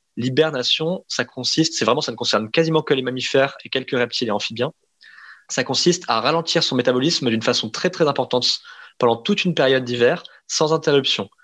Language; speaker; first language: French; native; French